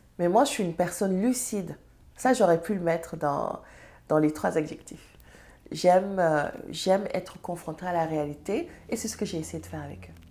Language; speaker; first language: French; non-native, local second language; Serer